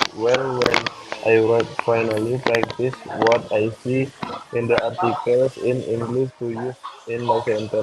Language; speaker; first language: English; non-native, learner; Indonesian